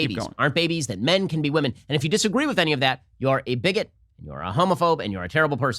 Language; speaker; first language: English; native; English